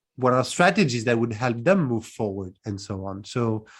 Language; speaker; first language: English; non-native, fluent; French